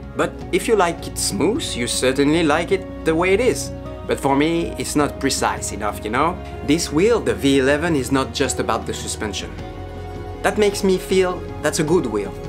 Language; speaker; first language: English; non-native, learner; French